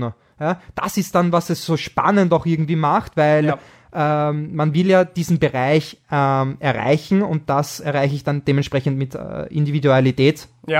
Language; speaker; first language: German; native; German